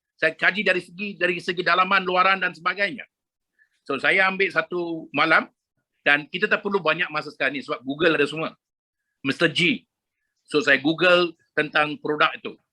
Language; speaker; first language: Malay; non-native, local second language; Tamil